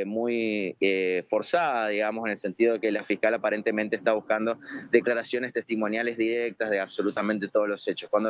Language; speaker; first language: Spanish; native; Spanish